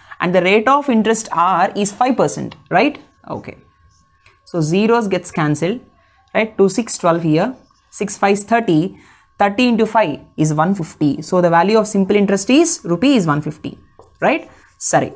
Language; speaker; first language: English; non-native, local second language; Telugu